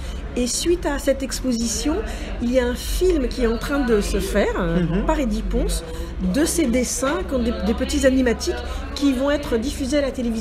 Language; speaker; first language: French; native; French